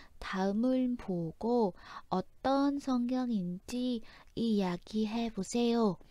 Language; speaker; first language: Korean; non-native, fluent; Vietnamese